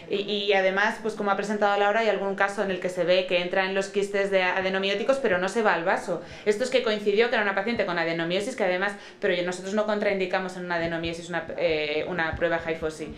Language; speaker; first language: Spanish; native; Spanish